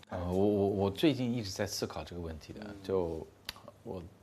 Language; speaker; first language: Chinese; non-native, fluent; English